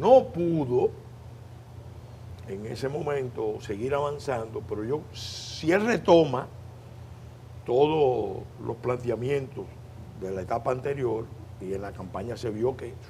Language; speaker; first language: Spanish; native; Spanish